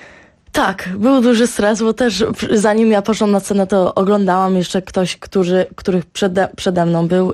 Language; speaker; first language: Polish; early bilingual, heritage; Polish